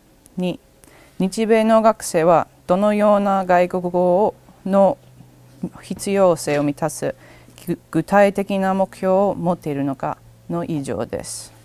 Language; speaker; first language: Japanese; non-native, learner; English